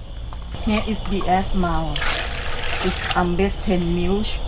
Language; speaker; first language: German; non-native, learner; Thai